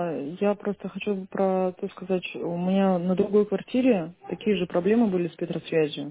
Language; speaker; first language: Russian; native; Russian